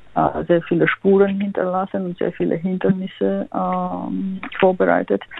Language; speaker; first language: German; non-native, fluent; Georgian